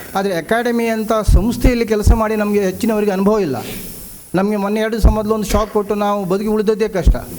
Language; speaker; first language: Kannada; non-native, local second language; Konkani